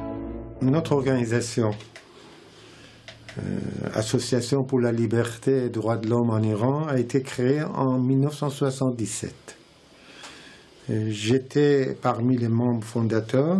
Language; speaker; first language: French; non-native, fluent; Persian